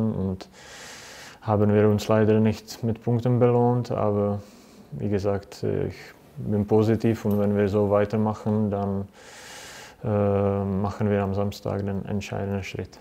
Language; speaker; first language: German; non-native, fluent; Czech